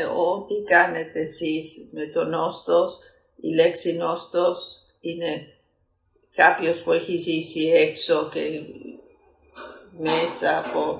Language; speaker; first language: Greek; early bilingual, heritage; Greek